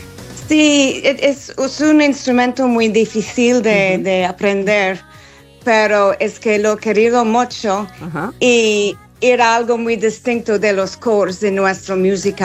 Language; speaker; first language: Spanish; non-native, fluent; English